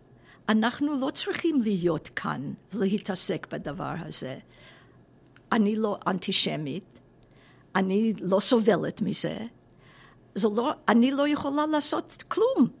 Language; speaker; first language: Hebrew; non-native, fluent; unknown